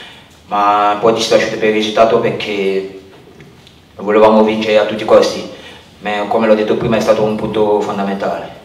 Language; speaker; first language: Italian; non-native, fluent; French